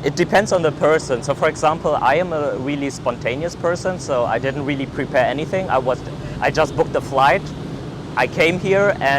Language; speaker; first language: English; non-native, fluent; Vietnamese